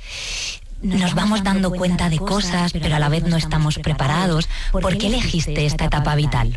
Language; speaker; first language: Spanish; native; Spanish